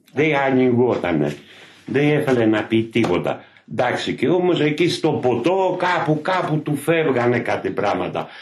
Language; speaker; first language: Greek; non-native, fluent; Polish